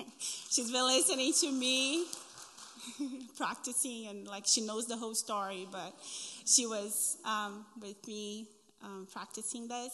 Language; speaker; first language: English; non-native, fluent; Portuguese